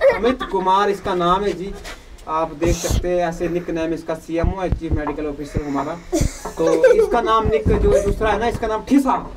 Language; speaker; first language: Hindi; non-native, local second language; Dogri